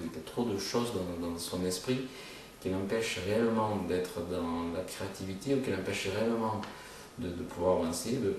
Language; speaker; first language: French; native; French